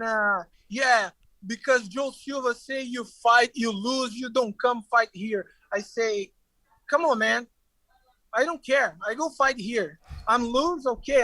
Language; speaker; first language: English; non-native, learner; Portuguese